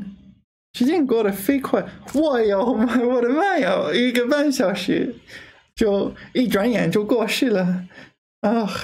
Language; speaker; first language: Chinese; non-native, learner; English